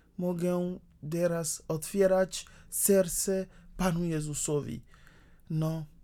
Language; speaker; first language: Polish; non-native, fluent; Ewe